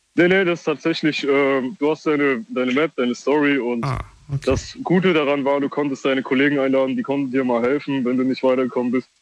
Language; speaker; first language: German; native; German